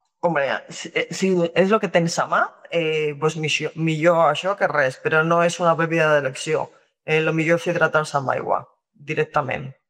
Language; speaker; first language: Catalan; non-native, local second language; Spanish